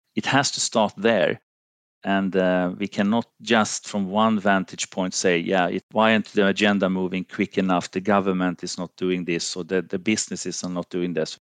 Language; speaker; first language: English; non-native, fluent; Finnish